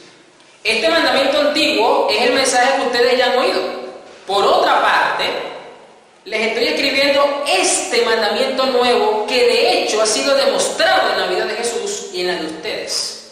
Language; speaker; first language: Spanish; native; Spanish